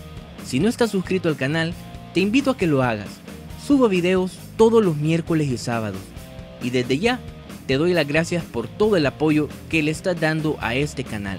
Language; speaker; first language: Spanish; native; Spanish